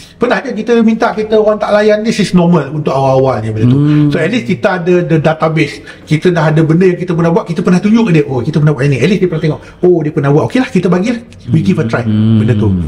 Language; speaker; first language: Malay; non-native, local second language; Chinese